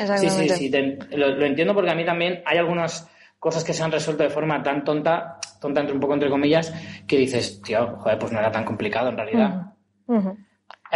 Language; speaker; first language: Spanish; native; Spanish